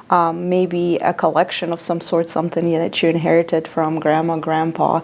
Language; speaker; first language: English; native; English